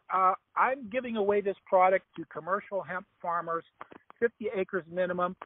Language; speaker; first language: English; native; English